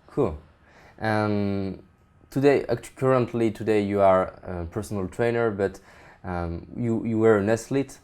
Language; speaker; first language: English; non-native, fluent; French